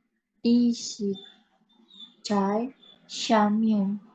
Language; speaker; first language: Chinese; non-native, learner; Indonesian